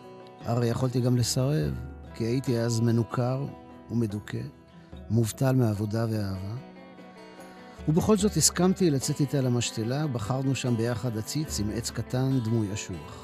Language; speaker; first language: Hebrew; native; Hebrew